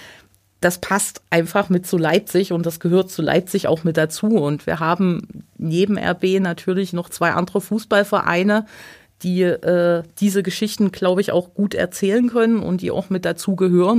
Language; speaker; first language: German; native; German